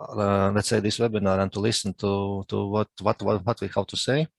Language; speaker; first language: English; non-native, fluent; Latvian